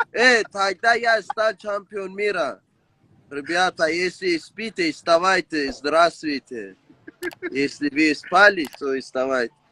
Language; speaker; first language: Russian; non-native, learner; Persian